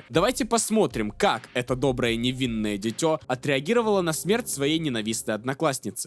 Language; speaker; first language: Russian; native; Russian